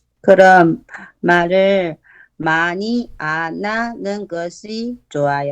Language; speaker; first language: Korean; non-native, learner; Chinese